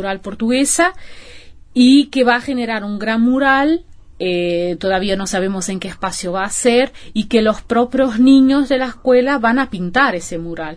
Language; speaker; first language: Spanish; non-native, fluent; Portuguese